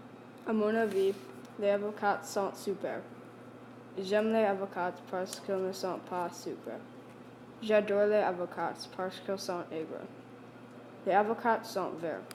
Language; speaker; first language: French; non-native, learner; English